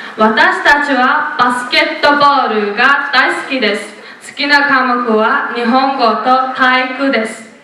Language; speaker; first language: Japanese; non-native, learner; Mongolian